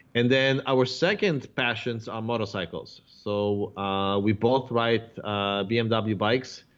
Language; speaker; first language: English; non-native, fluent; Polish